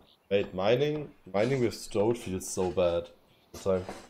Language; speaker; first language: English; non-native, fluent; German